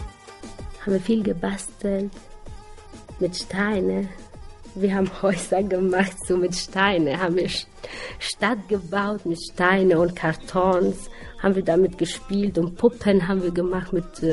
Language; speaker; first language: German; non-native, learner; Albanian